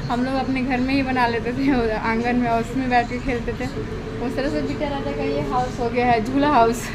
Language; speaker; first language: Hindi; native; Hindi